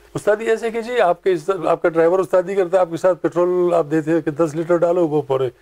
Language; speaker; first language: Urdu; non-native, local second language; Pashto